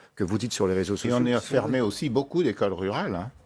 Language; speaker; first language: French; native; French